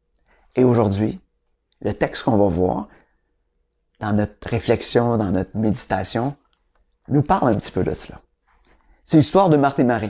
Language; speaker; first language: French; native; French